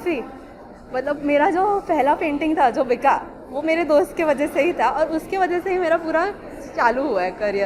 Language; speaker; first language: Hindi; native; Hindi